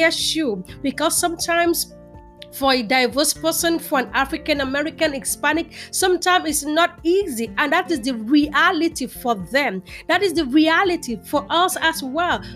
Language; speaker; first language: English; non-native, local second language; Yoruba